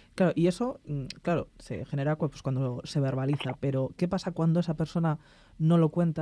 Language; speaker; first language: Spanish; native; Spanish